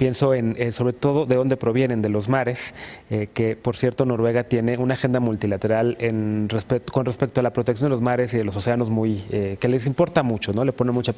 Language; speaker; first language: Spanish; native; Spanish